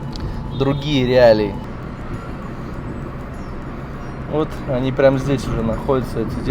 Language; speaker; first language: Russian; native; Russian